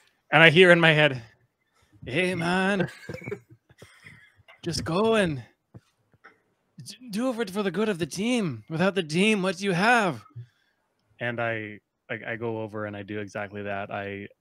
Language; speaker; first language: English; native; English